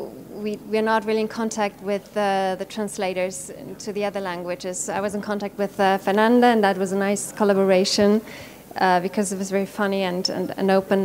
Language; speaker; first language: English; non-native, fluent; German